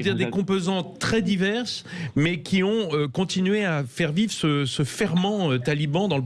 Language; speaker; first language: French; native; French